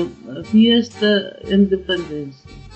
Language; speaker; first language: Spanish; non-native, learner; Ukrainian